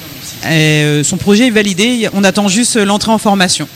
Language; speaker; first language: French; native; French